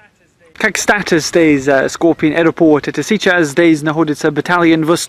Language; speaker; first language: Russian; non-native, learner; English